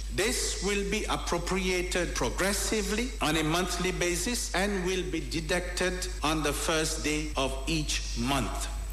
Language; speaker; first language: English; non-native, local second language; Morisyen